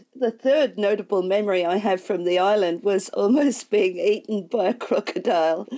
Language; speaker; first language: English; native; English